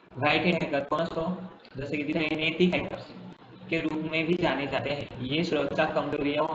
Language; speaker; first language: Hindi; non-native, local second language; Marathi